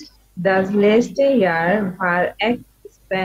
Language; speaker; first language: German; non-native, learner; Bangla